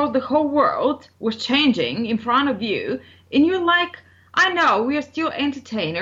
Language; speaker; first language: English; non-native, fluent; Bulgarian